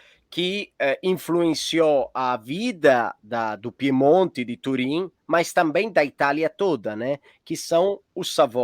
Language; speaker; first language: Portuguese; non-native, fluent; Italian